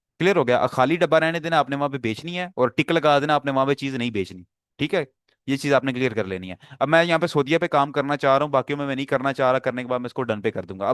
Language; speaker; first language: Urdu; non-native, local second language; Punjabi